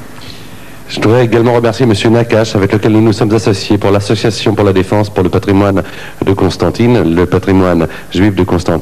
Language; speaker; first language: French; native; French